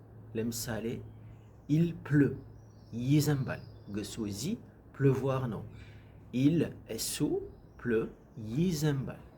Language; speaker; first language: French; non-native, fluent; Amharic